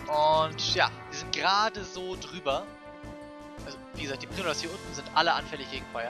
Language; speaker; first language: German; native; German